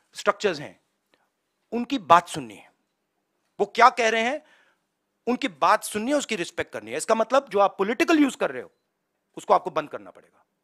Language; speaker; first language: Hindi; native; Hindi